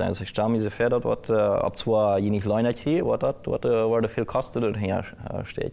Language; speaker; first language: German; non-native, local second language; Plautdietsch